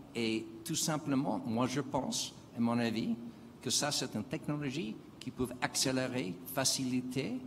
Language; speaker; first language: French; non-native, fluent; English